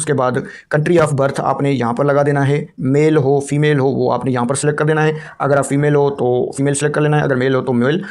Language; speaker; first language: Urdu; non-native, local second language; Punjabi